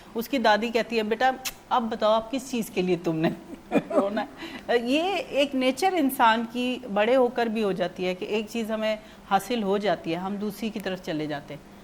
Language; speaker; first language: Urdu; non-native, local second language; Punjabi